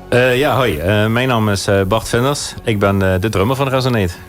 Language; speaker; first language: Dutch; native; Dutch